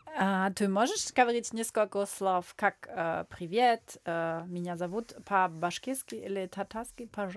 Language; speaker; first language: Russian; non-native, learner; German